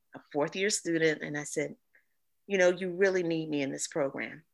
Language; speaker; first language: English; native; English